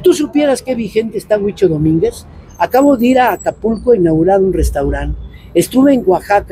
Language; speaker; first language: Spanish; native; Spanish